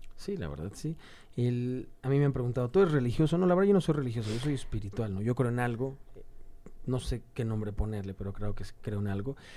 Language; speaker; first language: Spanish; native; Spanish